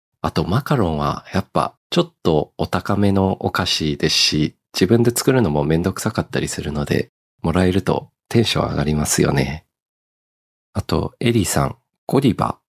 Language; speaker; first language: Japanese; early bilingual, heritage; Japanese